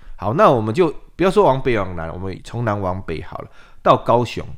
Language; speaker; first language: Chinese; non-native, local second language; Min Nan Chinese